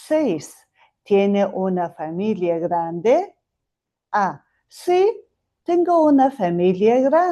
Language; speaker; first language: Spanish; non-native, fluent; Mongolian